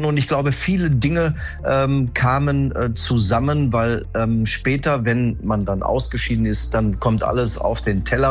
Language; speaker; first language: German; native; German